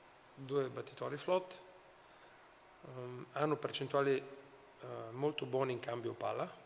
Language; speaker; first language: Italian; non-native, fluent; Bulgarian